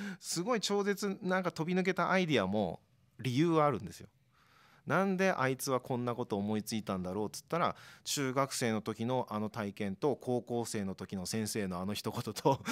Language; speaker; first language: Japanese; native; Japanese